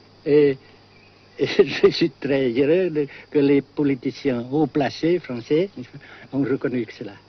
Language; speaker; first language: French; non-native, fluent; Vietnamese